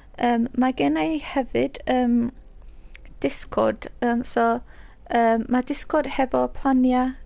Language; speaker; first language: Welsh; native; Welsh